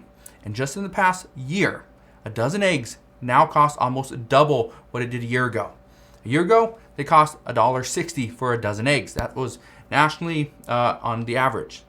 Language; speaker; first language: English; native; English